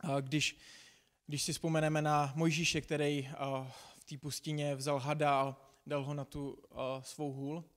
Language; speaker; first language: Czech; non-native, fluent; English